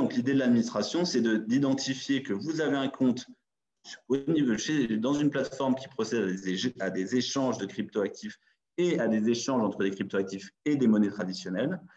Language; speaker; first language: French; native; French